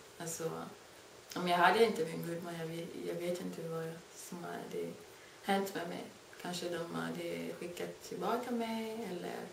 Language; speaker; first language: Swedish; non-native, fluent; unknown